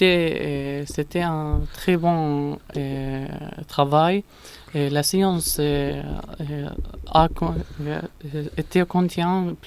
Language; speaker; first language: French; non-native, learner; Arabic